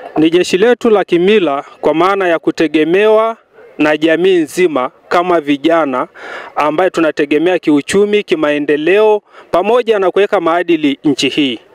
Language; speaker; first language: Swahili; non-native, local second language; Masai